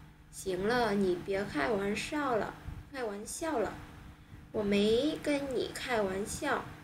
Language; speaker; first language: Chinese; non-native, learner; Vietnamese